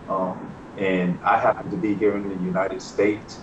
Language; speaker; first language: English; native; English